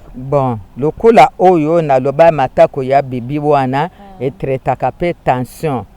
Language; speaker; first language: Lingala; non-native, local second language; Kituba (Democratic Republic of Congo)